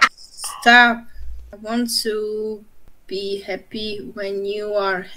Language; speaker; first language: English; non-native, learner; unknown